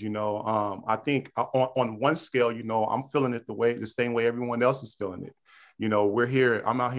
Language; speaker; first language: English; native; English